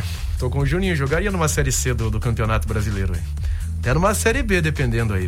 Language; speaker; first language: Portuguese; native; Portuguese